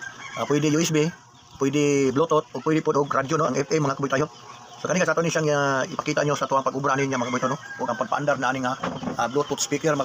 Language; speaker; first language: Cebuano; native; Cebuano